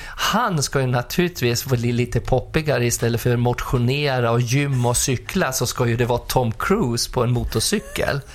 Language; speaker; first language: Swedish; native; Swedish